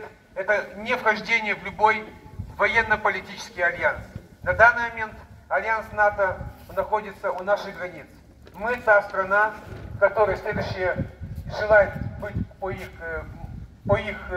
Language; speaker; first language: Russian; non-native, local second language; Romanian